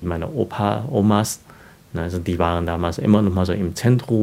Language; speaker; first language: German; non-native, fluent; Chinese